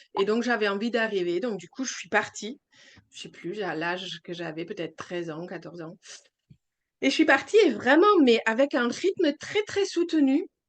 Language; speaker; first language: French; non-native, fluent; German